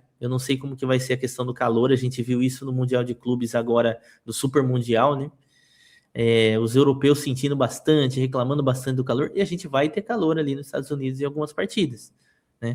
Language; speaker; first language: Portuguese; native; Portuguese